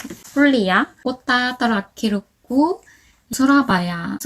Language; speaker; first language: Indonesian; non-native, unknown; Korean